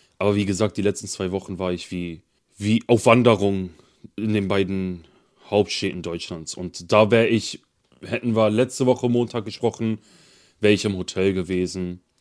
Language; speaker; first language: German; early bilingual, other home language; Kurdish